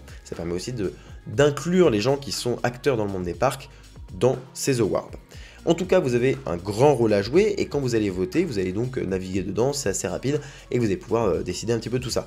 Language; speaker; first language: French; native; French